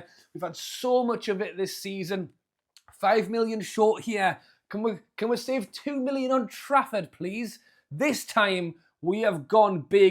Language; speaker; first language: English; native; English